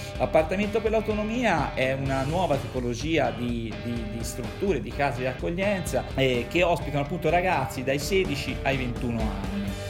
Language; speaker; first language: Italian; native; Italian